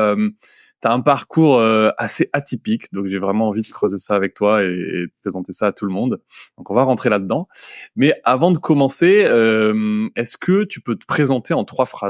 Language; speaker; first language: French; native; French